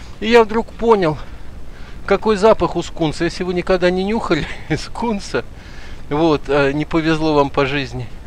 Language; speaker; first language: Russian; native; Russian